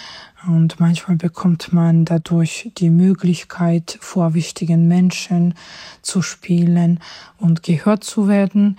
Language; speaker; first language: German; non-native, fluent; Georgian